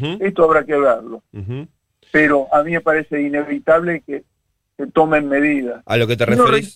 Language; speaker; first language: Spanish; native; Spanish